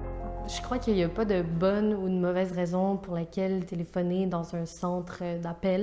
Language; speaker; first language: French; native; French